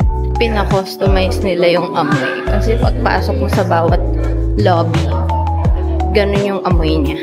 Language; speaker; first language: Filipino; native; Filipino